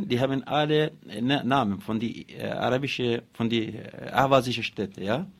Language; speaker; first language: German; non-native, learner; Arabic